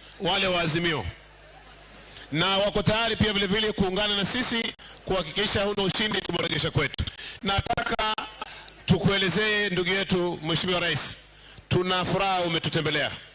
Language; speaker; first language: Swahili; native; Swahili